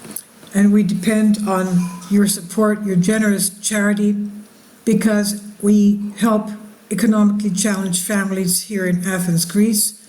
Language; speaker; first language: English; non-native, fluent; Greek